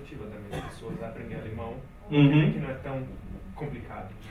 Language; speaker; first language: Portuguese; non-native, fluent; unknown